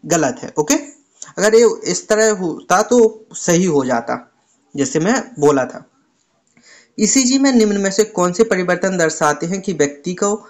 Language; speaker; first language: Hindi; native; Hindi